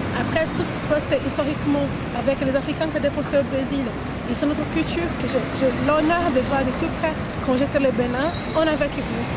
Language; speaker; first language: French; non-native, fluent; Portuguese